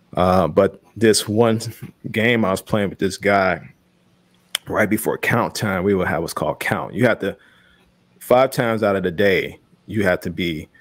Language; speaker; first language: English; native; English